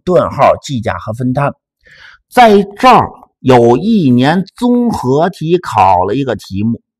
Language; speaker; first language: Chinese; native; Chinese